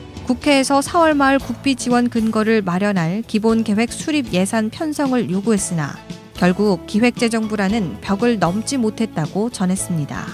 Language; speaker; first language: Korean; native; Korean